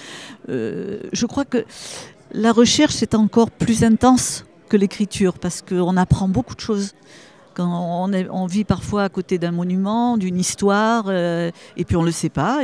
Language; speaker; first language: French; native; French